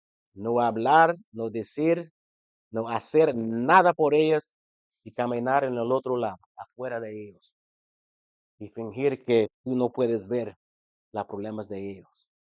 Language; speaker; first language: Spanish; non-native, fluent; English